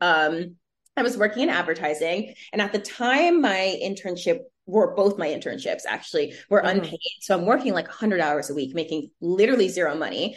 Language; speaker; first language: English; native; English